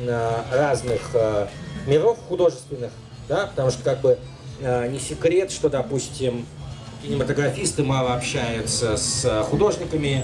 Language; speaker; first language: Russian; native; Russian